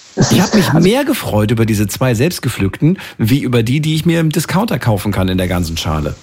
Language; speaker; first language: German; native; German